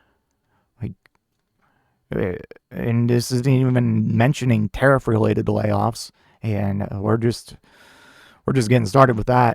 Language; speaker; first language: English; native; English